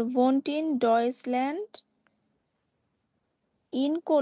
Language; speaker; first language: German; non-native, learner; Bangla